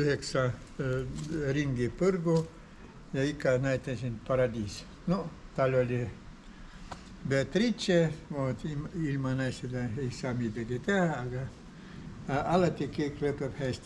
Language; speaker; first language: Estonian; non-native, learner; Ukrainian